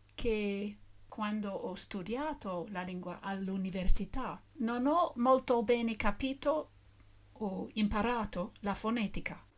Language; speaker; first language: Italian; non-native, learner; English